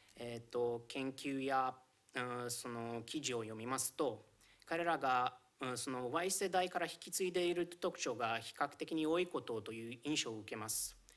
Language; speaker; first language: Japanese; non-native, fluent; Romanian